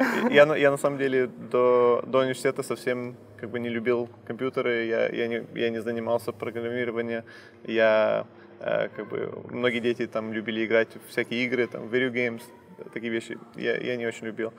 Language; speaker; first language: Russian; early bilingual, heritage; Russian